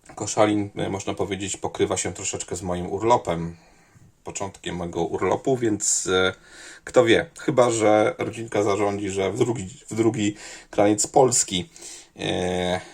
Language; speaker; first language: Polish; native; Polish